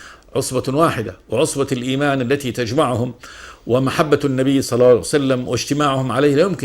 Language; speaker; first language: Arabic; native; Arabic